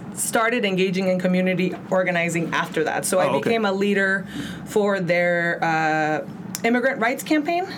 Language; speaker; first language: English; early bilingual, other home language; Spanish